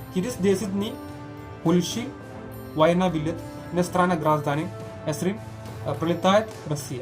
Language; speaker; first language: Russian; non-native, learner; Malayalam